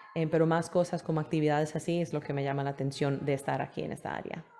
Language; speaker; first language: Spanish; early bilingual, heritage; Spanish